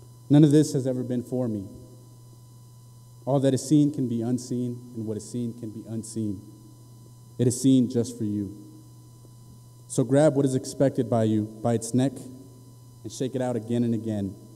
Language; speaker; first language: English; early bilingual, other home language; Spanish